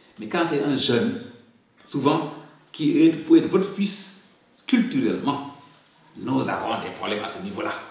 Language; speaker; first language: French; non-native, local second language; Wolof